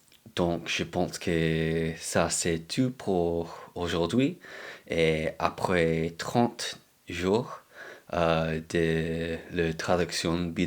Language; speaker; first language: French; non-native, learner; English